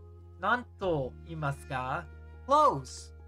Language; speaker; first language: Japanese; non-native, learner; English